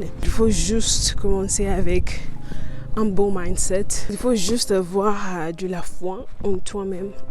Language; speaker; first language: French; non-native, learner; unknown